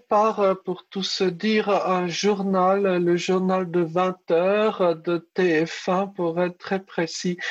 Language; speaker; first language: French; early bilingual, other home language; Czech